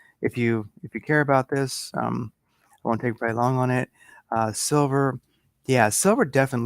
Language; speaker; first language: English; native; English